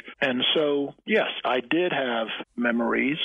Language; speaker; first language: English; native; English